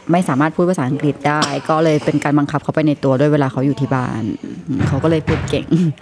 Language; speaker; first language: Thai; native; Thai